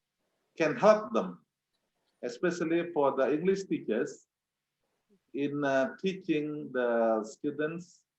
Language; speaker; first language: English; non-native, fluent; Indonesian